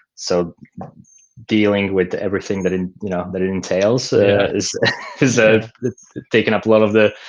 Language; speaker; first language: English; non-native, fluent; Slovak